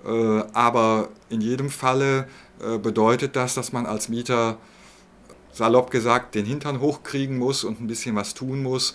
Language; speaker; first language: German; native; German